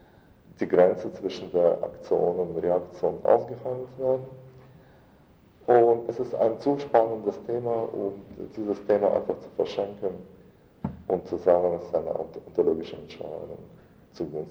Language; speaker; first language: German; non-native, fluent; Russian